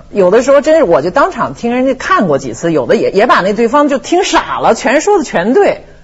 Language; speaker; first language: Chinese; native; Chinese